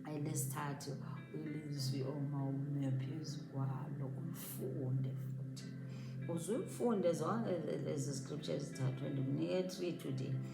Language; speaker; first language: Xhosa; native; Xhosa